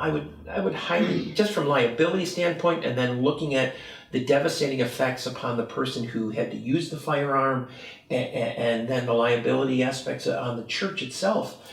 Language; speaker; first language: English; native; English